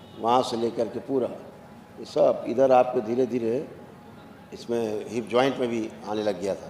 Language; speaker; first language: Hindi; native; Hindi